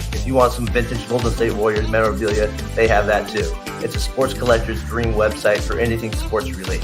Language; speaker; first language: English; native; English